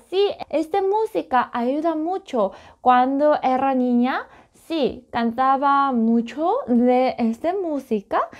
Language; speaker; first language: Spanish; non-native, learner; Korean